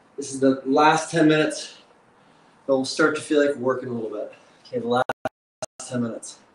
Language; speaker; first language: English; native; English